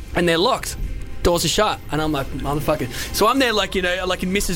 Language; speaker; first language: English; native; English